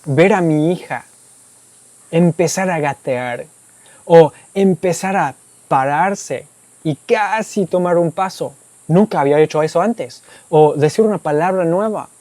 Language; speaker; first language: Spanish; non-native, fluent; English